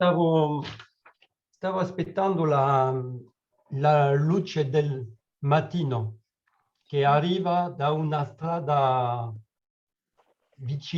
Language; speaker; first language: Italian; non-native, learner; French